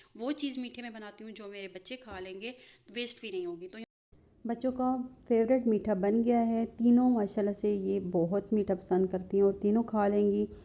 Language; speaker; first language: Urdu; non-native, local second language; Punjabi